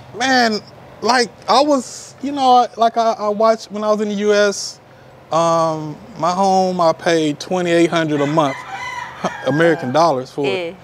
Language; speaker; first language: English; native; English